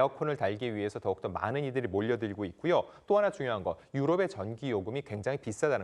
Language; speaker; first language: Korean; native; Korean